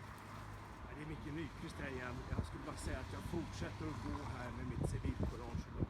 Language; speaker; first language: Swedish; native; Swedish